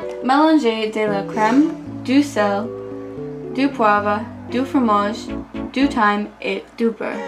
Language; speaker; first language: French; non-native, learner; English